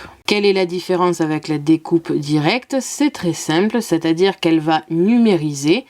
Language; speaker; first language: French; native; French